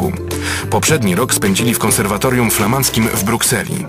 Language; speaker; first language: Polish; native; Polish